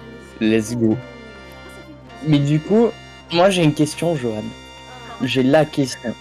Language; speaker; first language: French; native; French